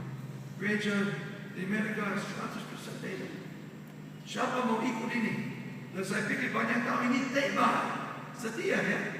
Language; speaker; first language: Indonesian; non-native, learner; English